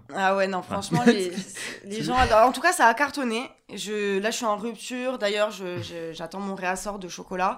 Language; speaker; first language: French; native; French